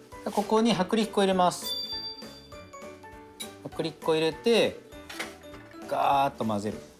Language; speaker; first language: Japanese; native; Japanese